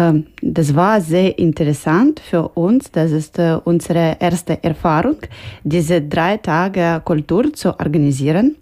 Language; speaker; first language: German; non-native, learner; Ukrainian